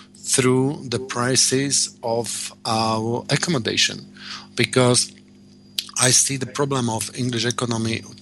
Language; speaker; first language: English; non-native, learner; Slovak